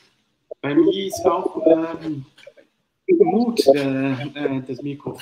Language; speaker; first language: German; non-native, fluent; Portuguese